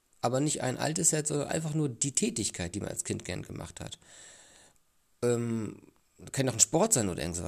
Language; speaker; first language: German; native; German